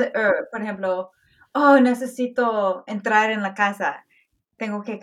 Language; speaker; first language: Spanish; non-native, fluent; English